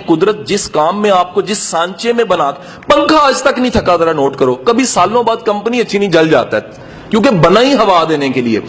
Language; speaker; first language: Urdu; non-native, local second language; Punjabi